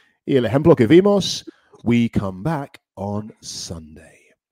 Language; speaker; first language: Spanish; native; Spanish